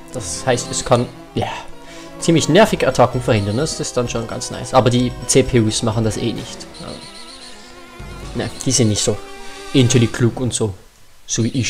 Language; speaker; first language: German; native; German